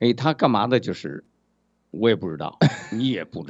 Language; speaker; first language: Chinese; native; Chinese